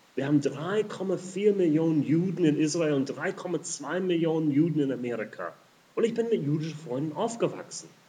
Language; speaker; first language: German; non-native, fluent; English